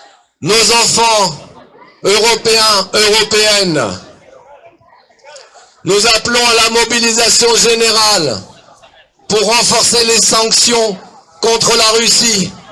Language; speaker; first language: French; non-native, fluent; Ukrainian